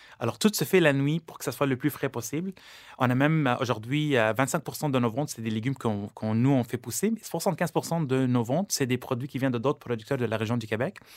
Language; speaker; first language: French; non-native, local second language; Arabic